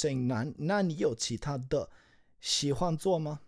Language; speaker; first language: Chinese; non-native, learner; English